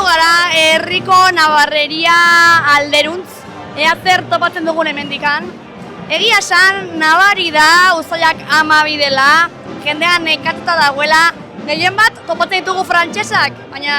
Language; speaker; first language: Basque; native; Basque